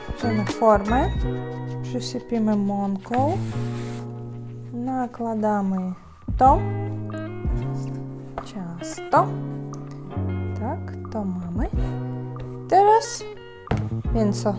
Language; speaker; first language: Polish; non-native, fluent; Ukrainian